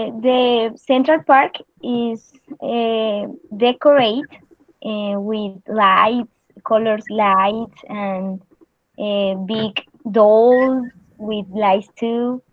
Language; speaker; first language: English; non-native, learner; Spanish